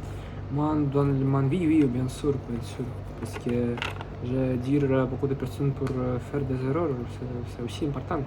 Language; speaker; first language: French; non-native, learner; Russian